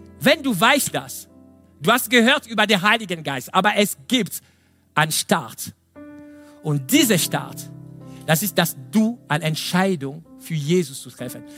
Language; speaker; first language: German; non-native, fluent; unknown